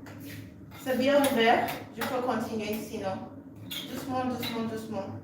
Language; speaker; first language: French; non-native, learner; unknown